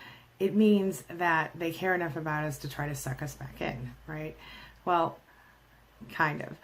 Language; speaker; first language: English; native; English